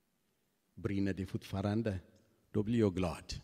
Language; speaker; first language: Swedish; non-native, fluent; Tigrinya